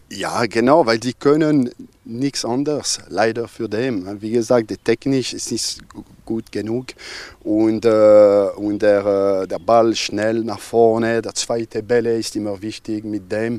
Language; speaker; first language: German; non-native, local second language; French